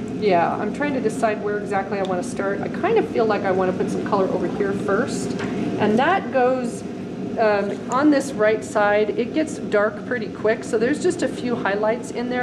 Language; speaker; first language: English; native; English